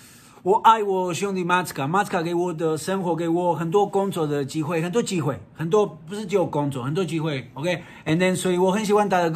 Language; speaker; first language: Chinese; non-native, learner; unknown